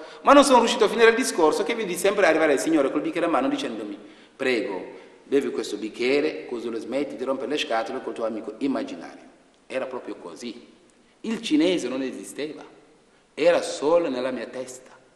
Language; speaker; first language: Italian; non-native, fluent; Wolof